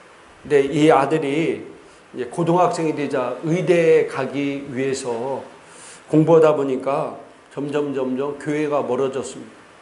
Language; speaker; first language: Korean; native; Korean